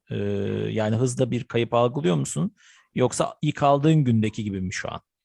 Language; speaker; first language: Turkish; native; Turkish